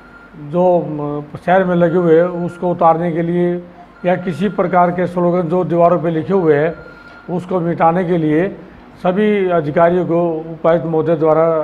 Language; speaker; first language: Hindi; native; Hindi